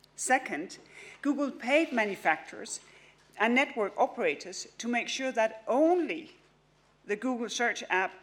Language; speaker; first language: English; non-native, fluent; Danish